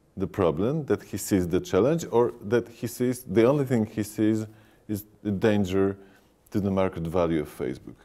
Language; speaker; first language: English; non-native, fluent; Polish